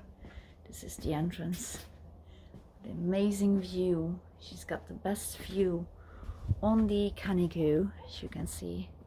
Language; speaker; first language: English; non-native, fluent; Dutch